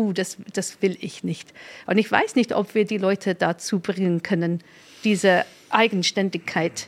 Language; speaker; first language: German; non-native, fluent; English